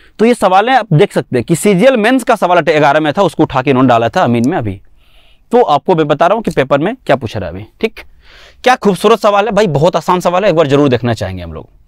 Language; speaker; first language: Hindi; native; Hindi